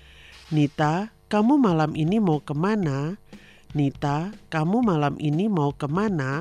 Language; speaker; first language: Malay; non-native, fluent; Chinese